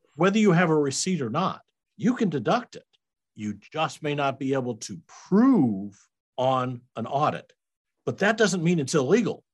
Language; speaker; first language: English; native; English